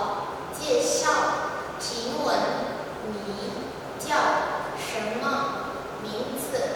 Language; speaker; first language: Chinese; non-native, learner; Indonesian